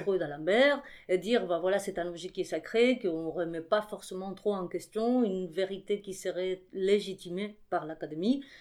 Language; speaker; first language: French; non-native, fluent; Spanish